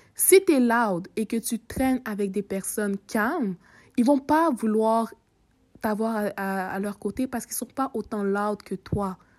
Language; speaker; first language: French; early bilingual, other home language; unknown